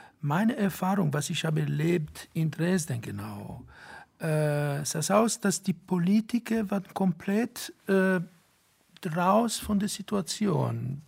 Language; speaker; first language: German; non-native, fluent; Italian